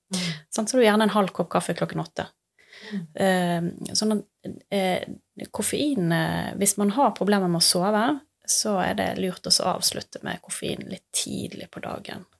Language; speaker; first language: Norwegian; native; Norwegian